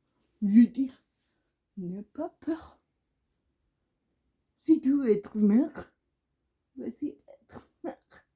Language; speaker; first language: French; non-native, learner; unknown